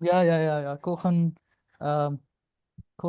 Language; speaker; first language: German; non-native, learner; Punjabi